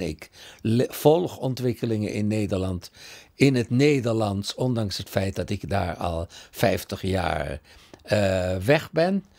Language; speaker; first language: Dutch; early bilingual, other home language; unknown